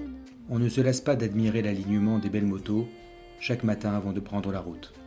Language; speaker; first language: French; native; French